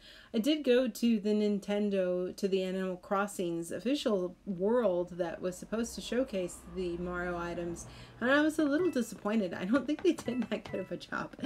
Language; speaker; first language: English; native; English